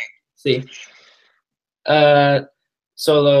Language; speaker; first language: Spanish; non-native, learner; English